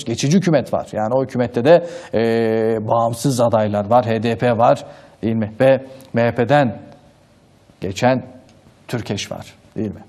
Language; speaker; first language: Turkish; native; Turkish